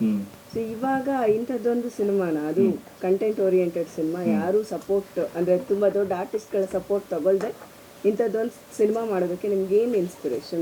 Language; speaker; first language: Kannada; non-native, local second language; Malayalam